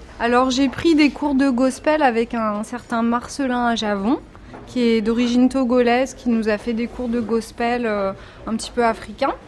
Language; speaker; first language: French; native; French